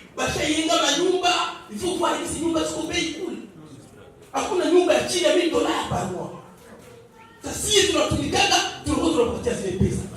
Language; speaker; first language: Swahili; native; Swahili